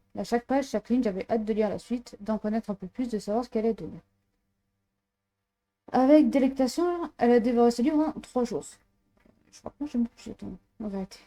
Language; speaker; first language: French; native; French